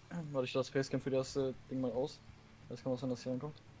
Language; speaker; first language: German; native; German